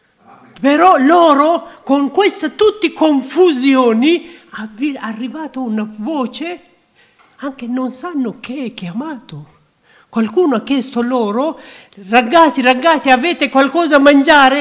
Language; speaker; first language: Italian; non-native, learner; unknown